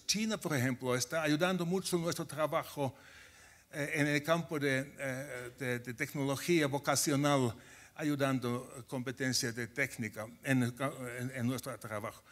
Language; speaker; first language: Spanish; non-native, fluent; Finnish